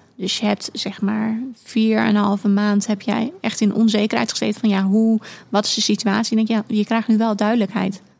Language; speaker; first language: Dutch; native; Dutch